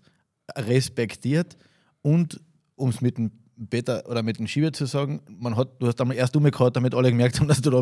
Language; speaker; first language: German; native; German